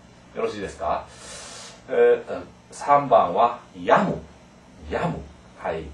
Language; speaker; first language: Japanese; non-native, fluent; Korean